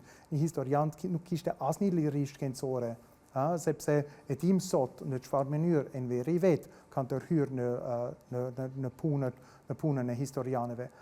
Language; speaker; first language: Albanian; non-native, fluent; German